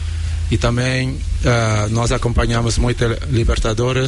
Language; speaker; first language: Spanish; non-native, fluent; Portuguese